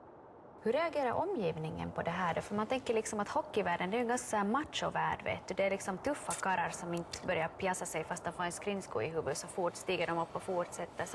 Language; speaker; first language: Swedish; native; Swedish